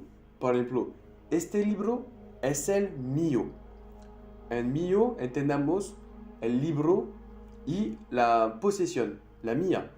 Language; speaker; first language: Spanish; non-native, fluent; French